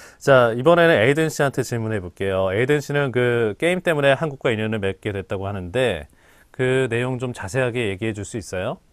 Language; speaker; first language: Korean; native; Korean